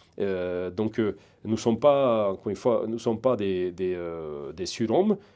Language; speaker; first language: French; non-native, fluent; Hungarian